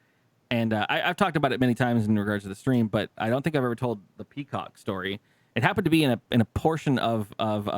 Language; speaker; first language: English; native; English